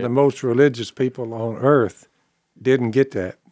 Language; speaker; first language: English; native; English